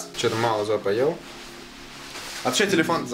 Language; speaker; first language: Russian; native; Russian